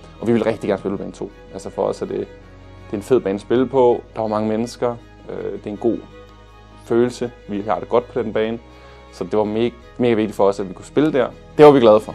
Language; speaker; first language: Danish; native; Danish